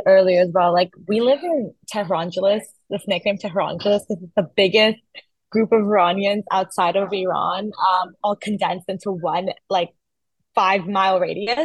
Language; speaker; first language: English; early bilingual, other home language; Persian